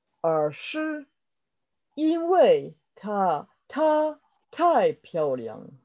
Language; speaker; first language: Chinese; non-native, learner; French